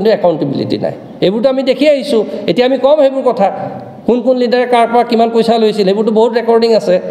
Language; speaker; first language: Assamese; non-native, local second language; Mising